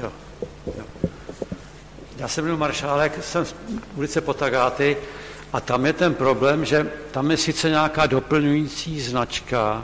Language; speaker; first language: Czech; native; Czech